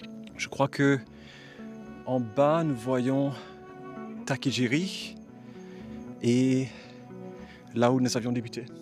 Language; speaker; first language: French; non-native, fluent; English